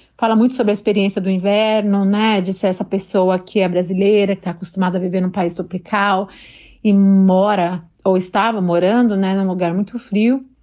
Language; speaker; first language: Portuguese; native; Portuguese